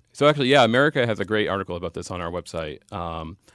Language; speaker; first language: English; native; English